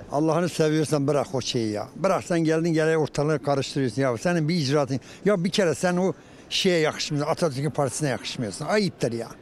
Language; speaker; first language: Turkish; non-native, local second language; Kurdish